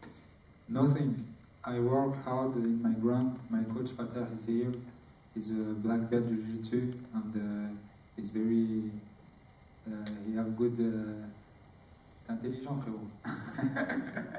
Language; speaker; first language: English; non-native, learner; French